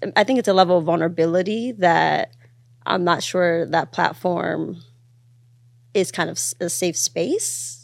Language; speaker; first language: English; early bilingual, other home language; Amharic